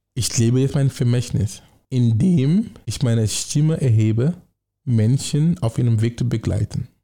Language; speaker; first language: German; non-native, fluent; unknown